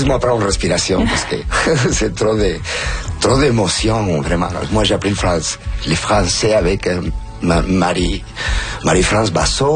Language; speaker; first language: French; non-native, fluent; Spanish